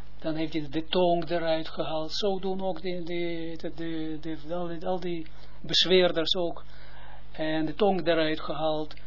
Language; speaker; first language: Dutch; non-native, fluent; Hebrew